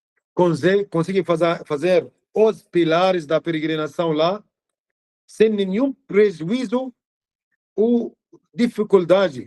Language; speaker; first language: Portuguese; non-native, fluent; Arabic